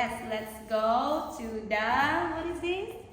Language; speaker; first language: English; non-native, learner; Vietnamese